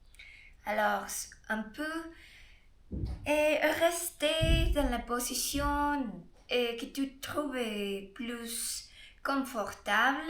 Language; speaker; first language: French; non-native, learner; Spanish